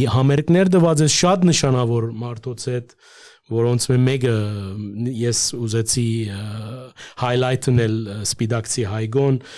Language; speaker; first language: Armenian; early bilingual, heritage; Armenian